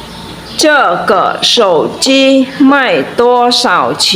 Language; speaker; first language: Chinese; non-native, fluent; Khmer